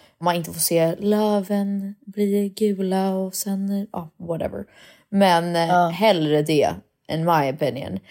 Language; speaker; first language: Swedish; early bilingual, heritage; Swedish